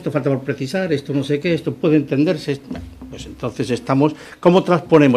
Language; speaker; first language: Spanish; native; Spanish